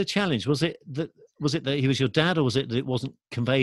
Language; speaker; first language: English; native; English